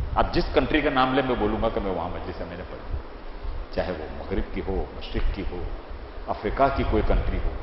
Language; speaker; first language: Urdu; non-native, local second language; Gujarati